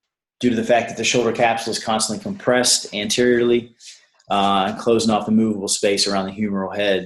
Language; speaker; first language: English; native; English